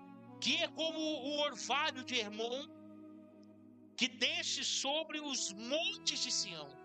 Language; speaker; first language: Portuguese; native; Portuguese